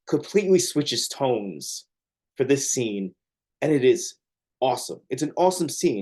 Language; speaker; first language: English; native; English